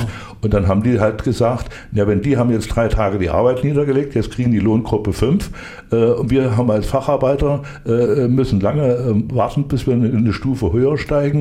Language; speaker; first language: German; native; German